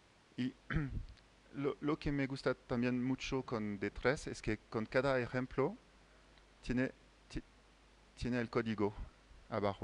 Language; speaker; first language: Spanish; non-native, fluent; French